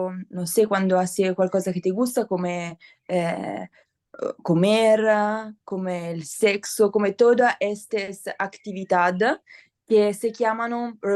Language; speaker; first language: Spanish; non-native, learner; Italian